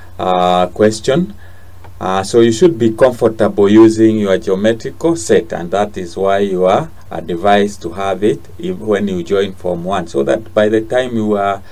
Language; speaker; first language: English; non-native, local second language; Swahili